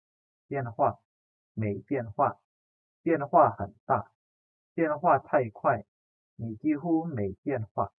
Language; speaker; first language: Chinese; non-native, fluent; Indonesian